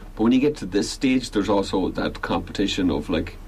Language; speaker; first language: English; native; English